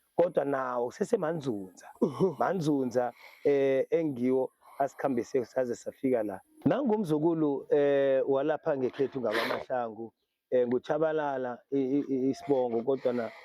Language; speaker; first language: Zulu; non-native, local second language; South Ndebele